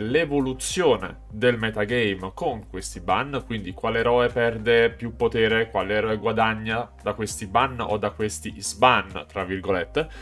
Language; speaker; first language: Italian; native; Italian